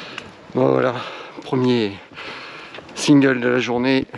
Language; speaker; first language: French; native; French